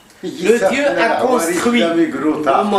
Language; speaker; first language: French; non-native, local second language; Arabic